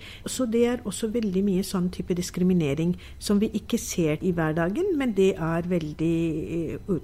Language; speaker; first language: Norwegian; non-native, fluent; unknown